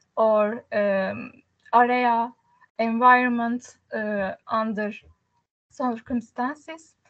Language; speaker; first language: English; non-native, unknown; Turkish